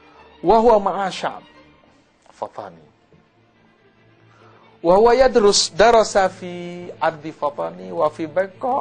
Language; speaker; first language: Arabic; non-native, learner; Malay